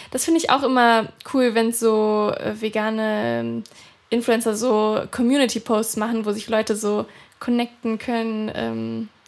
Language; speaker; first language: German; early bilingual, other home language; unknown